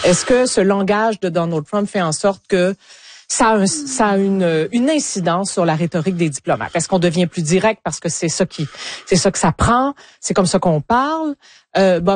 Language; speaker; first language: French; native; French